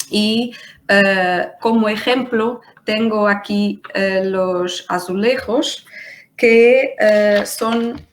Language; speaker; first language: Spanish; non-native, fluent; Portuguese